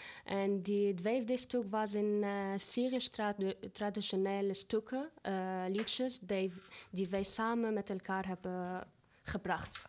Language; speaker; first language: Dutch; non-native, fluent; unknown